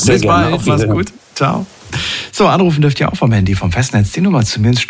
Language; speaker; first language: German; native; German